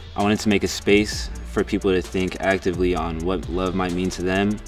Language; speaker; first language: English; native; English